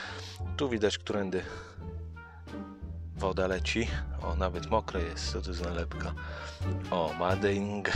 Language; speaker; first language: Polish; native; Polish